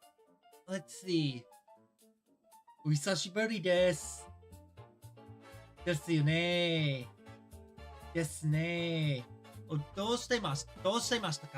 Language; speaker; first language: Japanese; non-native, learner; English